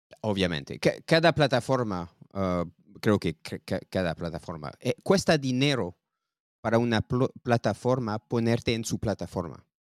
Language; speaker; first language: Spanish; non-native, learner; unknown